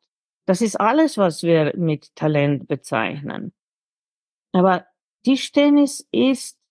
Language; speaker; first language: German; non-native, fluent; Slovenian